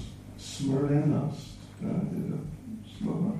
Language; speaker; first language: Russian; non-native, learner; English